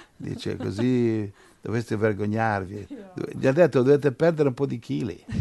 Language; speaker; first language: Italian; native; Italian